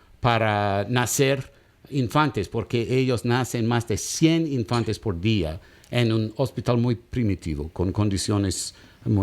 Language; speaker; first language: Spanish; non-native, learner; English